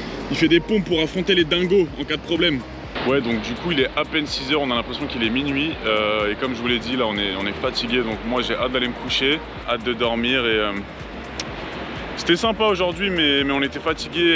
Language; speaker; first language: French; native; French